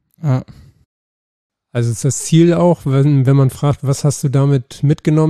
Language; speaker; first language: German; native; German